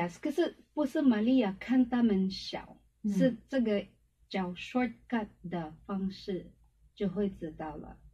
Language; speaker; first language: Chinese; non-native, learner; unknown